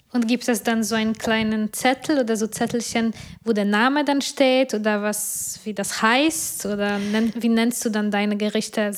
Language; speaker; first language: German; non-native, fluent; Polish